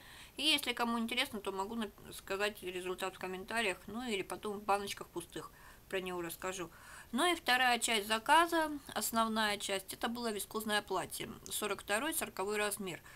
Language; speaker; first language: Russian; native; Russian